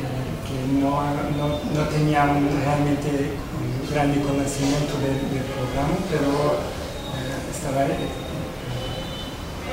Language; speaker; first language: Spanish; non-native, fluent; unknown